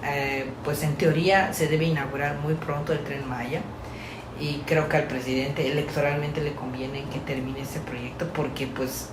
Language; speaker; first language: Spanish; native; Spanish